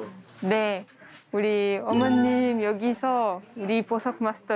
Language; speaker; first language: Korean; non-native, learner; French